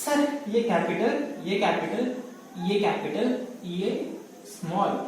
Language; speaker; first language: Hindi; non-native, local second language; Marathi